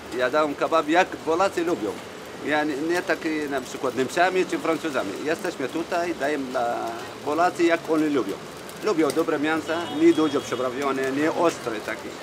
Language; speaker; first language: Polish; non-native, learner; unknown